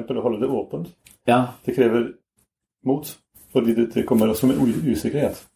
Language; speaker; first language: Norwegian; non-native, fluent; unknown